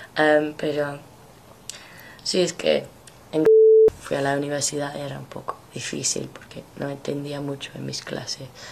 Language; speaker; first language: Spanish; non-native, fluent; English